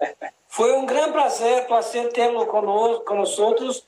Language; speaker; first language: Spanish; non-native, learner; Portuguese